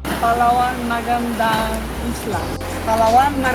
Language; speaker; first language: Filipino; non-native, learner; Portuguese